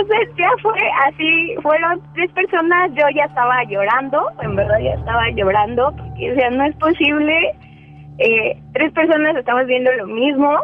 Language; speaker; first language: Spanish; native; Spanish